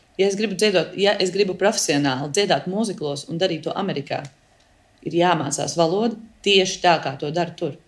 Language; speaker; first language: Latvian; early bilingual, heritage; Latvian